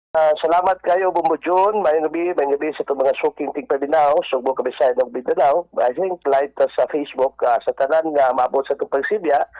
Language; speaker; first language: Cebuano; native; Cebuano